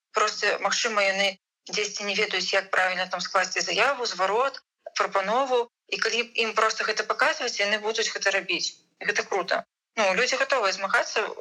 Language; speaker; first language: Belarusian; non-native, local second language; Russian